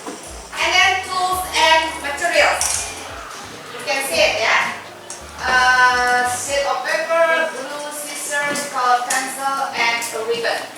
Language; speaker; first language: English; non-native, fluent; Indonesian